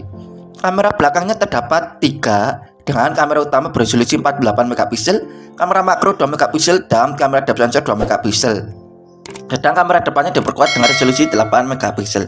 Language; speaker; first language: Indonesian; native; Indonesian